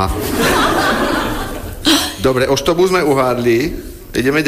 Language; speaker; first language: Slovak; native; Slovak